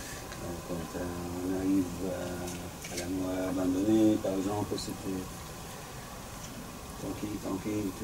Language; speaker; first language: French; non-native, fluent; English